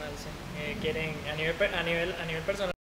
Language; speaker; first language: Spanish; native; Spanish